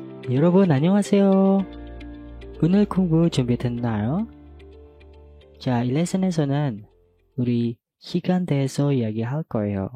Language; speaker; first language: Korean; non-native, fluent; Indonesian